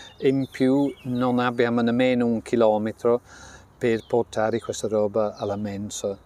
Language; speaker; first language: Italian; non-native, fluent; English